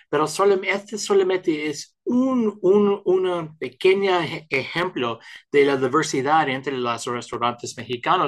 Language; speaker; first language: Spanish; early bilingual, heritage; Spanish